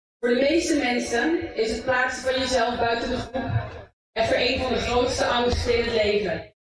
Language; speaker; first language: Dutch; early bilingual, other home language; English